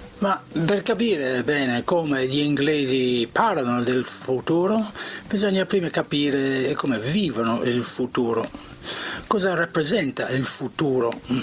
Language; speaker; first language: Italian; non-native, fluent; English